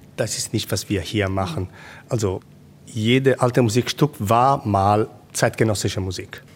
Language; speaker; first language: German; non-native, fluent; Italian